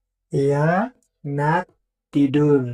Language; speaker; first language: Indonesian; non-native, fluent; Nepali